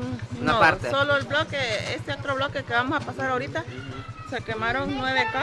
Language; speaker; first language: Spanish; native; Spanish